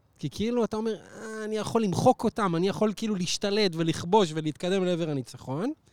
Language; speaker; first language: Hebrew; native; Hebrew